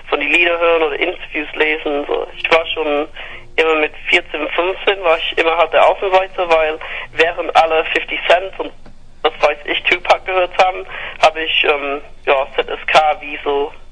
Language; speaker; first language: German; non-native, fluent; English